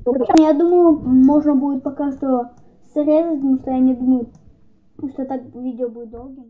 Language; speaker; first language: Russian; native; Russian